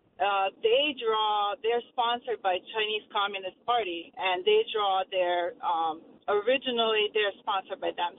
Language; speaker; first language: English; early bilingual, other home language; Croatian